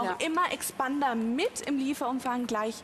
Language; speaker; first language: German; native; German